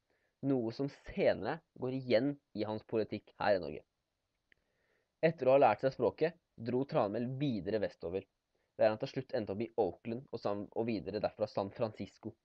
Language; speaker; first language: Norwegian; native; Norwegian